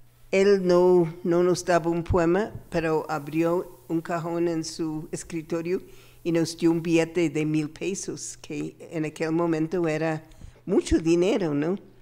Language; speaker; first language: Spanish; non-native, fluent; English